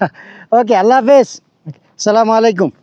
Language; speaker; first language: Hindi; non-native, learner; Bangla